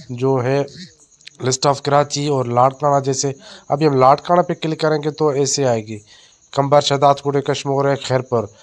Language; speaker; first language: Urdu; non-native, local second language; Sindhi